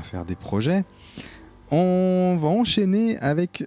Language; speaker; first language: French; native; French